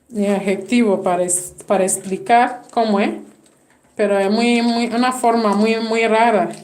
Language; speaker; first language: Spanish; non-native, fluent; English